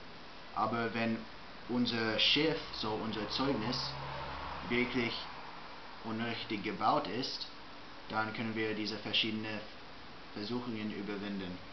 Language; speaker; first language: German; non-native, learner; English